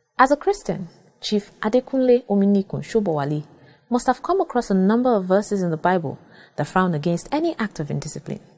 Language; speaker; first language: English; non-native, local second language; Yoruba